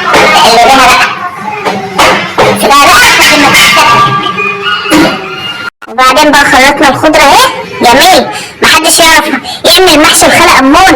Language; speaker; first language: Arabic; native; Arabic